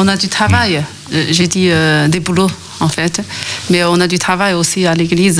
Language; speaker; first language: French; non-native, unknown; Chinese